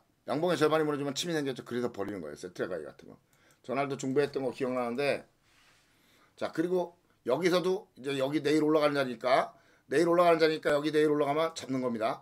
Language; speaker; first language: Korean; native; Korean